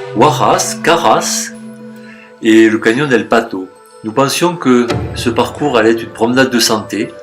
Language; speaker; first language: French; native; French